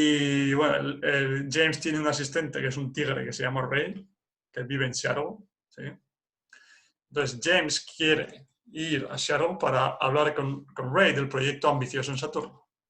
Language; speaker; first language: Spanish; non-native, fluent; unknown